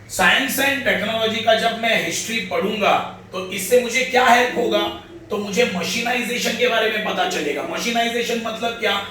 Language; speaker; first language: Hindi; non-native, local second language; Marathi